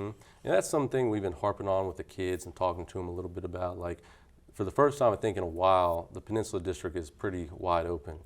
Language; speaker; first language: English; native; English